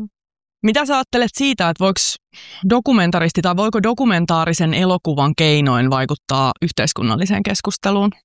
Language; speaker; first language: Finnish; native; Finnish